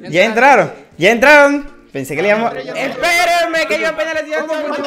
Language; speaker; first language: Spanish; native; Spanish